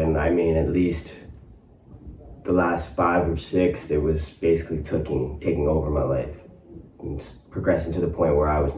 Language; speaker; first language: English; native; English